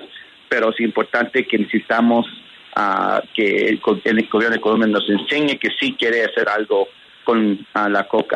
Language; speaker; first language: Spanish; early bilingual, heritage; Spanish